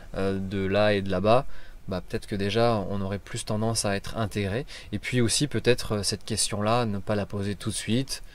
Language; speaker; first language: French; native; French